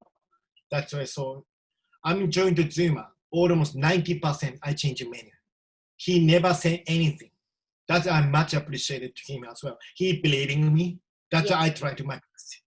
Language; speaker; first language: English; non-native, learner; Japanese